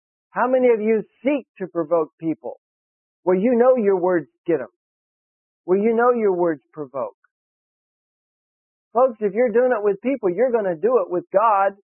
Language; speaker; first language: English; native; English